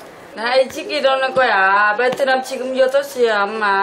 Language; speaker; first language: Korean; non-native, learner; Vietnamese